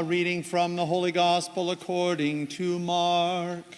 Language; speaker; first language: English; native; English